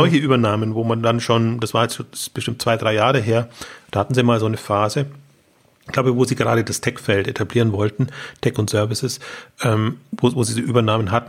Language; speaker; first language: German; native; German